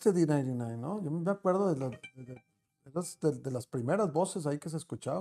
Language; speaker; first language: Spanish; native; Spanish